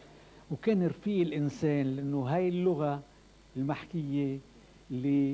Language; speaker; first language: Arabic; native; Arabic